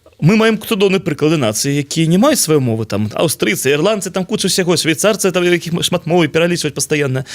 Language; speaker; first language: Belarusian; non-native, local second language; Russian